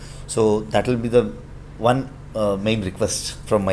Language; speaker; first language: Hindi; non-native, local second language; Kannada